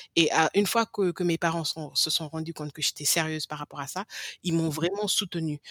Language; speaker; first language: French; non-native, local second language; English